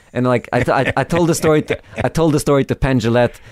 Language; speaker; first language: English; early bilingual, other home language; Hebrew